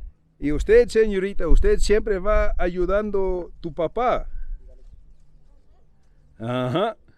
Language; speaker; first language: Spanish; non-native, fluent; English